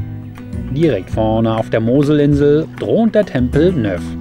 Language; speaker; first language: German; native; German